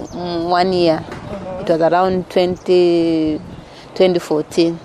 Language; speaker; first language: Swahili; non-native, local second language; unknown